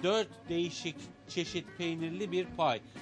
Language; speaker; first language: Turkish; native; Turkish